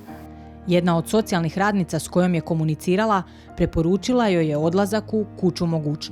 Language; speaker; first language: Croatian; native; Croatian